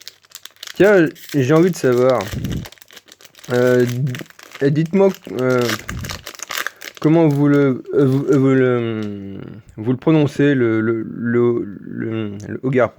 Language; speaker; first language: French; native; French